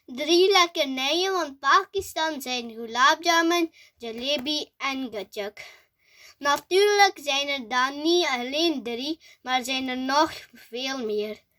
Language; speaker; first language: Dutch; early bilingual, other home language; Urdu